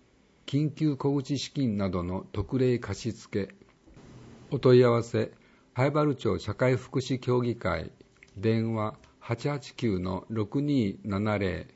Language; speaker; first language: Japanese; native; Japanese